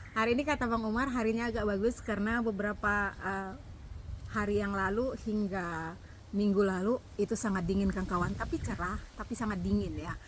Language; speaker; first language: Indonesian; native; Indonesian